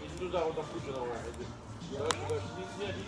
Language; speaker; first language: Russian; native; Russian